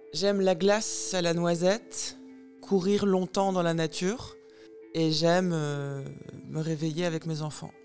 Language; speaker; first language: French; native; French